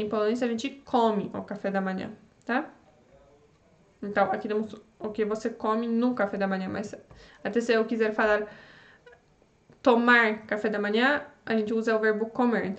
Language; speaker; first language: Portuguese; non-native, fluent; Polish